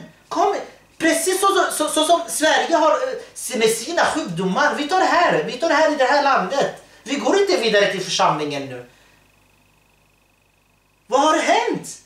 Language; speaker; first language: Swedish; early bilingual, other home language; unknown